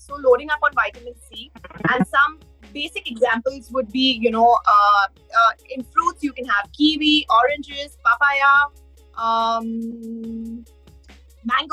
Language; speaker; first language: English; non-native, local second language; Hindi